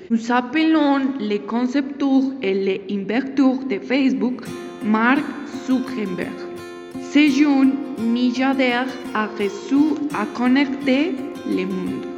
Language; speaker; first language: French; non-native, learner; Spanish